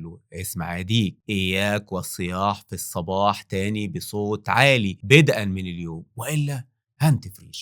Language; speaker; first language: Arabic; native; Arabic